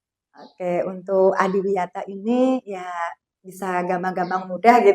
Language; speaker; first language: Indonesian; non-native, local second language; Javanese